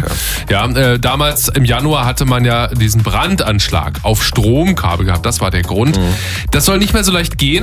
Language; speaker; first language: German; native; German